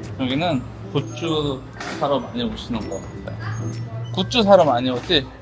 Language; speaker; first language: Korean; native; Korean